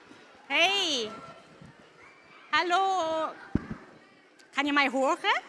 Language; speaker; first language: Dutch; non-native, fluent; German